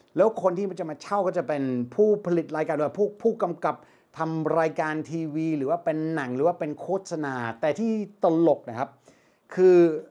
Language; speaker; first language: Thai; non-native, fluent; English